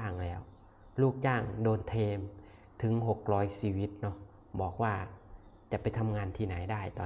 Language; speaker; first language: Thai; non-native, local second language; Northeastern Thai